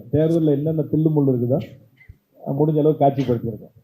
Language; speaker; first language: Tamil; native; Tamil